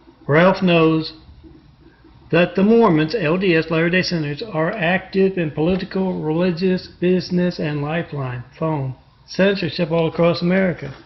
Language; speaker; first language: English; native; English